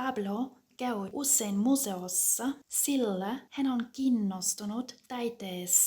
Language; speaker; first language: Finnish; non-native, fluent; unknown